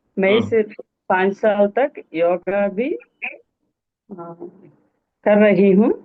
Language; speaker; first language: Hindi; non-native, learner; Telugu